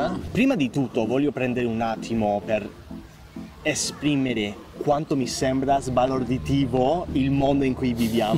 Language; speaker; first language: Italian; non-native, fluent; English